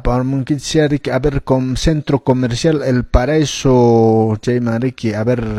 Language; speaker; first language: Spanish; non-native, local second language; Quechua